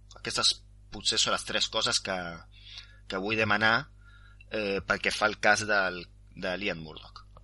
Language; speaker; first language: Catalan; non-native, local second language; Spanish